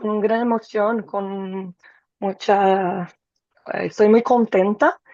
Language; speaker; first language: Spanish; non-native, fluent; Portuguese